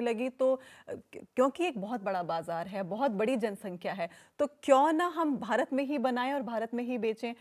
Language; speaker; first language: Hindi; native; Hindi